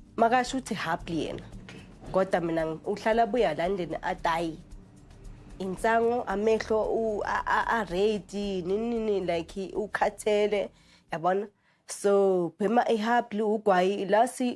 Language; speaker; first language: Zulu; native; Zulu